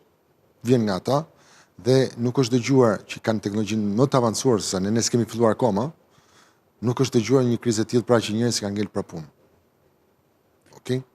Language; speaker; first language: Albanian; native; Albanian